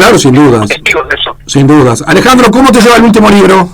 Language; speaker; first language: Spanish; native; Spanish